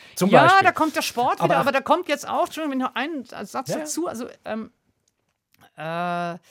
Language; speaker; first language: German; native; German